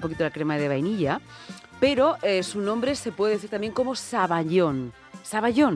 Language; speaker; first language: Spanish; native; Spanish